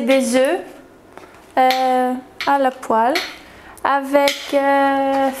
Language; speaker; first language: French; early bilingual, heritage; French